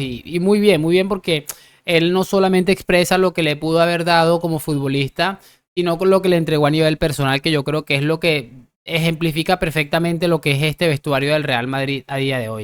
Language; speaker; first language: Spanish; native; Spanish